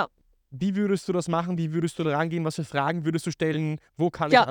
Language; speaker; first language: German; native; German